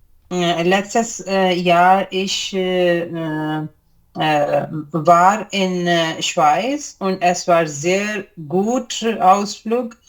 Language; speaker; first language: German; non-native, learner; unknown